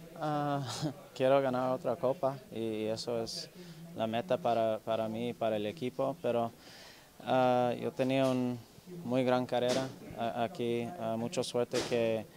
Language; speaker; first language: Spanish; non-native, learner; English